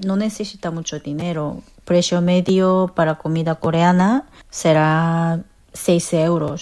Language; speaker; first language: Spanish; non-native, learner; Korean